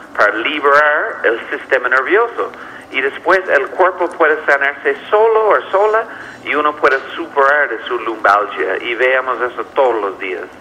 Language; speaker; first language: Spanish; non-native, fluent; English